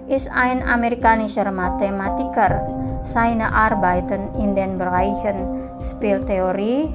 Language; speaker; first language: German; non-native, fluent; Indonesian